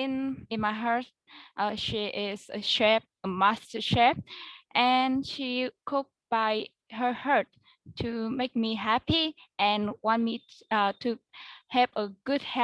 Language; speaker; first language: English; non-native, learner; Vietnamese